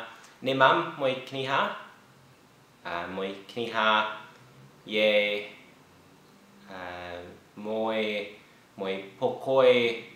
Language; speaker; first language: Czech; non-native, learner; English